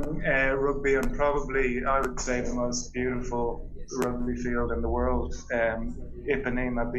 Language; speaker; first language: English; native; English